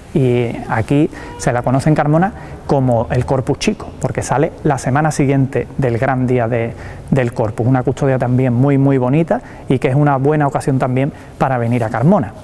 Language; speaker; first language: Spanish; native; Spanish